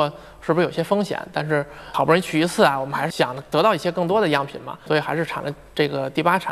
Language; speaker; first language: Chinese; native; Chinese